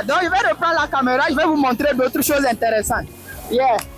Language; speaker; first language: French; non-native, fluent; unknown